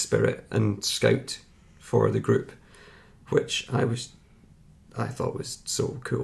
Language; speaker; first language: English; native; English